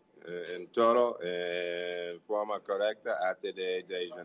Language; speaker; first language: Portuguese; non-native, learner; English